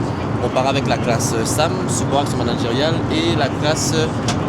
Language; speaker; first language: French; native; French